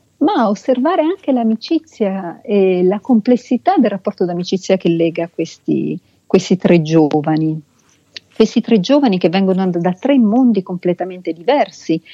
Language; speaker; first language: Italian; native; Italian